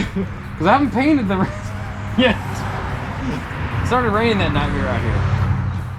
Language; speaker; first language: English; native; English